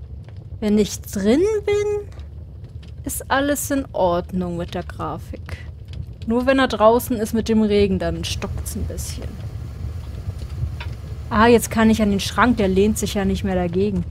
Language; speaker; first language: German; native; German